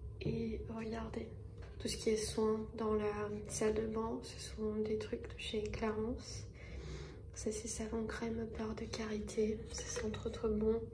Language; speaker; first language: French; non-native, fluent; Armenian